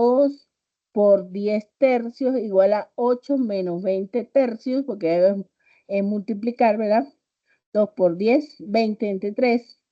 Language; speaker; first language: Spanish; native; Spanish